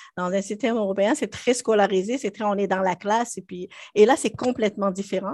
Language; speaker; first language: French; non-native, local second language; Arabic